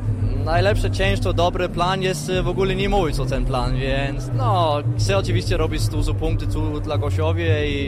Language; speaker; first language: Polish; non-native, learner; Danish